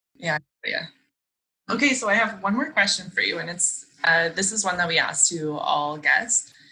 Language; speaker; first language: English; native; English